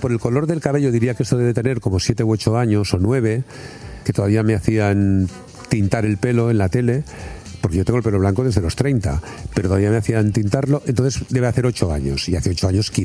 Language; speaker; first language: Spanish; native; Spanish